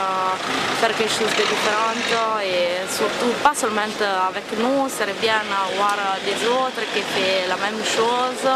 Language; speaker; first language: French; non-native, learner; Italian